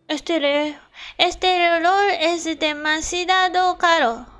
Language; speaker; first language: Spanish; non-native, learner; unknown